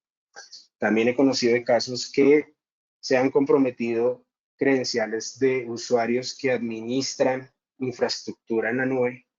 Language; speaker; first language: Spanish; native; Spanish